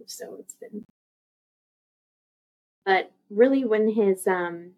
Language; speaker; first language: English; native; English